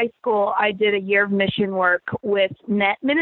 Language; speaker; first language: English; native; English